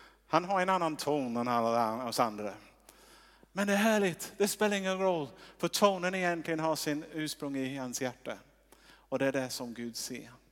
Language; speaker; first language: Swedish; non-native, fluent; English